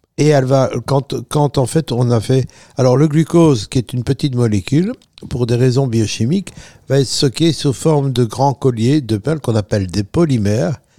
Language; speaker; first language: French; non-native, fluent; Italian